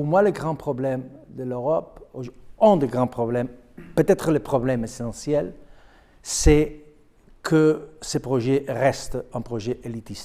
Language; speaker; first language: French; non-native, fluent; Spanish